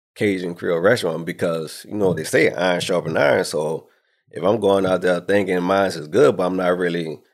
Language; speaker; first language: English; native; English